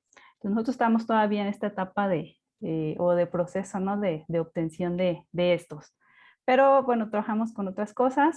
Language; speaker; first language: Spanish; native; Spanish